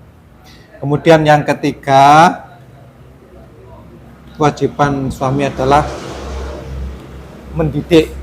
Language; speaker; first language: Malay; non-native, local second language; Javanese